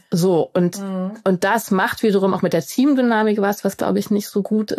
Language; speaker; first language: German; native; German